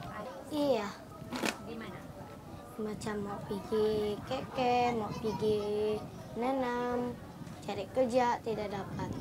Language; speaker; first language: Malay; non-native, local second language; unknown